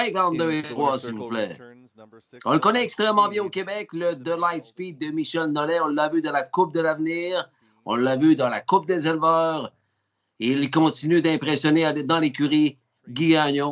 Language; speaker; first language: French; native; French